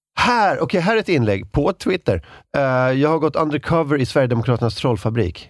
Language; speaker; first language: Swedish; native; Swedish